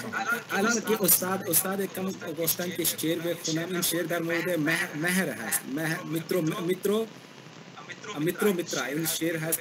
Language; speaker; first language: Persian; non-native, learner; Hindi